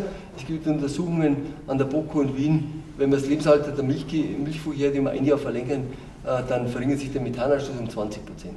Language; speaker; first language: German; native; German